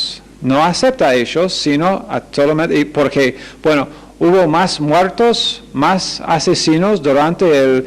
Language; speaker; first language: Spanish; non-native, fluent; English